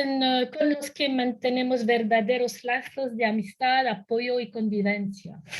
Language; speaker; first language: Spanish; non-native, fluent; French